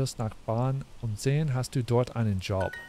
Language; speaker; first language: German; non-native, learner; English